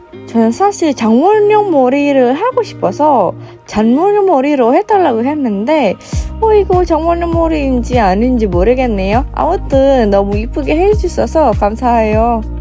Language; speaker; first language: Korean; non-native, fluent; Indonesian